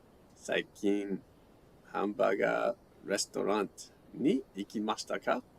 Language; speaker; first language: Japanese; non-native, learner; English